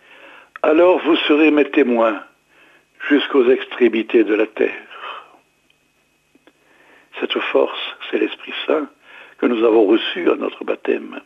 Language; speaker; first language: French; native; French